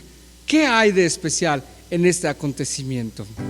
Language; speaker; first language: Spanish; native; Spanish